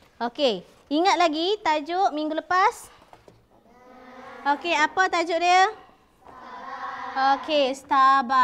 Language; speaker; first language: Malay; native; Malay